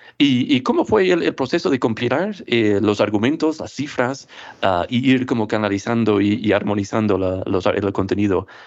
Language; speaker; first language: Spanish; non-native, fluent; English